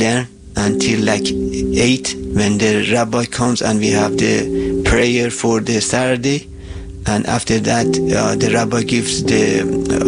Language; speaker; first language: English; non-native, fluent; Persian